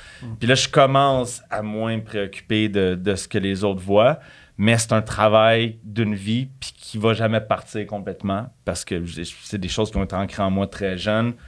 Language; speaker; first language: French; native; French